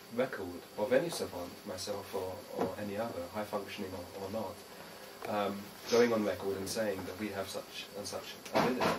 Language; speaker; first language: English; native; English